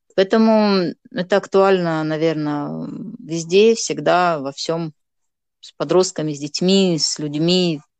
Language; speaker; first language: Russian; non-native, local second language; Gagauz